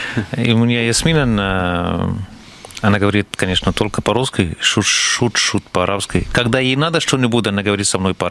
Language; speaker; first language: Russian; non-native, learner; Arabic